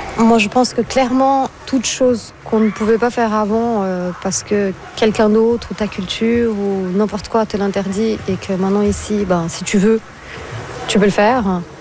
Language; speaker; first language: French; non-native, fluent; Portuguese